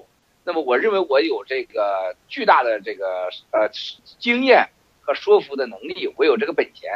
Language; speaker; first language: Chinese; native; Chinese